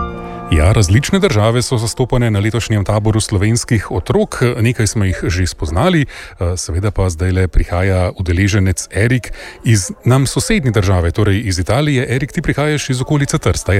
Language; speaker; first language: Slovenian; native; Slovenian